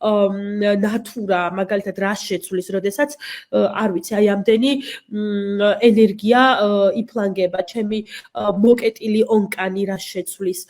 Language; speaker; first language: Georgian; native; Georgian